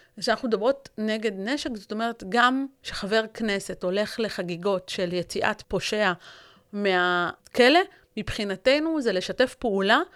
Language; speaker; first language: Hebrew; non-native, local second language; Arabic